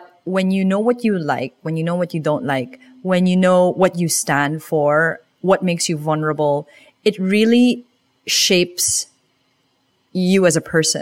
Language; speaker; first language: English; non-native, local second language; Filipino